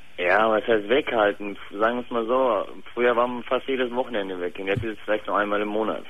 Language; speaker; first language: German; early bilingual, other home language; Turkish